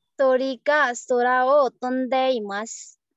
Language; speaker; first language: Japanese; non-native, learner; Burmese